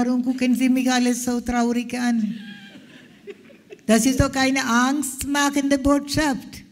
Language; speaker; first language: German; non-native, fluent; Malayalam